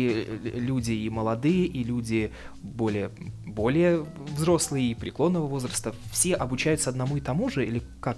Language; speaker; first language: Russian; native; Russian